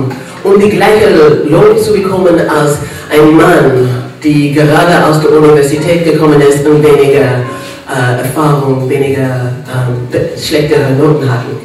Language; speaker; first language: German; non-native, fluent; English